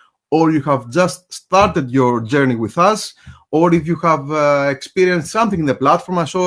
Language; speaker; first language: English; non-native, fluent; Greek